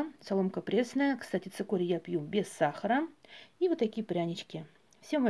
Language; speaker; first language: Russian; native; Russian